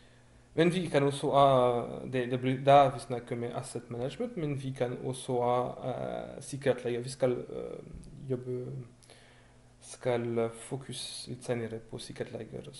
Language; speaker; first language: Norwegian; non-native, learner; French